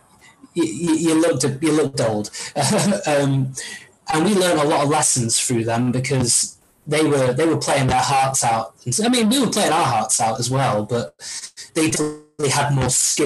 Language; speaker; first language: English; native; English